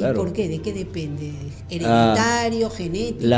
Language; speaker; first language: Spanish; native; Spanish